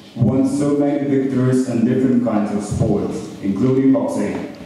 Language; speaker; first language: English; non-native, fluent; Russian